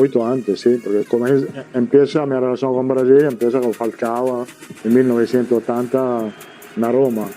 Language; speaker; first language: Portuguese; non-native, learner; Italian